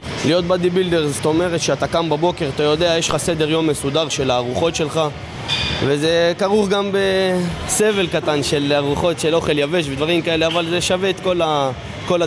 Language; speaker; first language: Hebrew; native; Hebrew